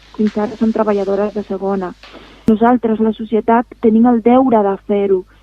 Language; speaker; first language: Catalan; non-native, fluent; Spanish